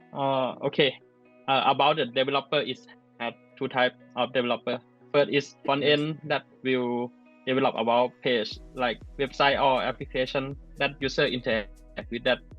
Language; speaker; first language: English; non-native, learner; Thai